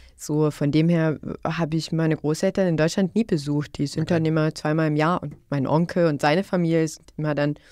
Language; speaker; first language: German; non-native, fluent; Bosnian